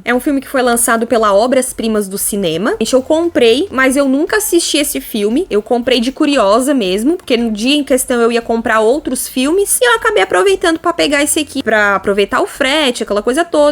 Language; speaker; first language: Portuguese; native; Portuguese